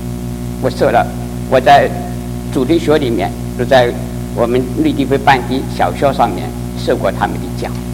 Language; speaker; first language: Chinese; native; Chinese